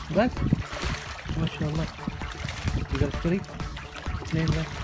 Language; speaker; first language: Arabic; non-native, learner; Filipino